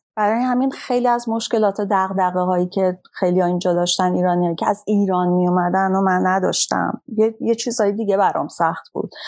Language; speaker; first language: Persian; native; Persian